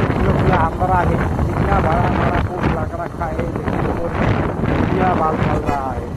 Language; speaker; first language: Hindi; non-native, local second language; Bangla